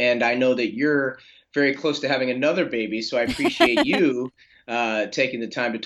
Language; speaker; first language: English; native; English